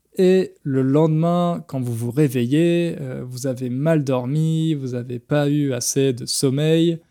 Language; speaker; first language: French; native; French